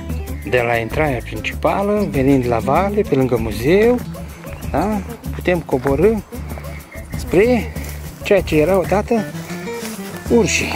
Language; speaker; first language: Romanian; native; Romanian